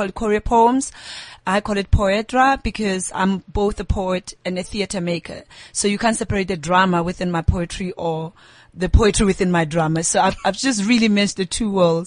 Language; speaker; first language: English; non-native, local second language; Southern Sotho